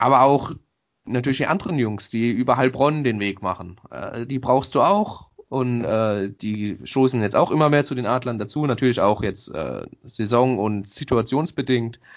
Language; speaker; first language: German; native; German